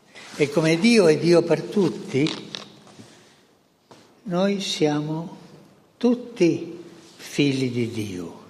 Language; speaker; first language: Italian; early bilingual, heritage; Spanish